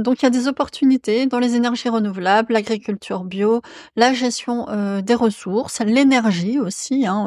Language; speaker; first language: French; native; French